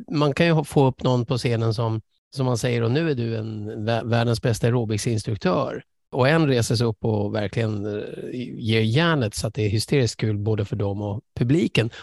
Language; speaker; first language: Swedish; early bilingual, other home language; English